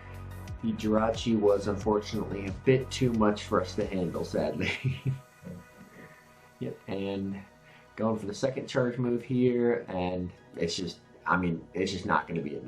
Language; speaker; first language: English; native; English